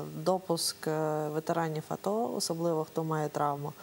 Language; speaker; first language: Ukrainian; native; Ukrainian